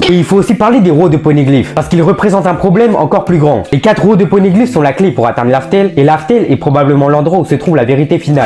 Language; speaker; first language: French; native; French